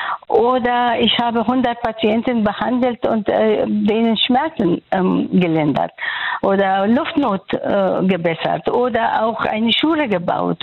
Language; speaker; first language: German; non-native, fluent; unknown